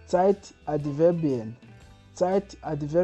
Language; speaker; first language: German; non-native, fluent; Kinyarwanda